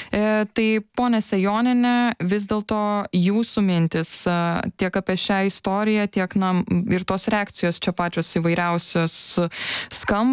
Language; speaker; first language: Lithuanian; native; Lithuanian